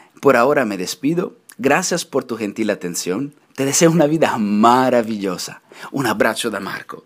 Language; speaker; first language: Spanish; non-native, fluent; Italian